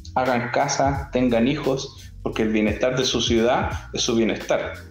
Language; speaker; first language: Spanish; native; Spanish